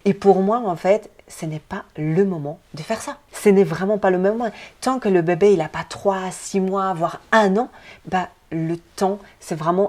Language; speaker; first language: French; non-native, fluent; Polish